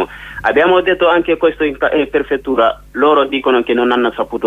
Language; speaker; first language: Italian; non-native, learner; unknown